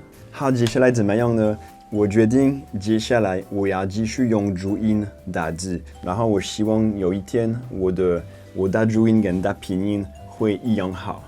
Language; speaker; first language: Chinese; non-native, fluent; French